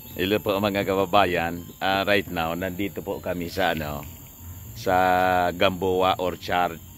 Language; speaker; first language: Filipino; non-native, local second language; Bikol